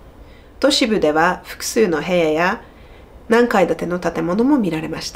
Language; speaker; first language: Japanese; non-native, fluent; Hungarian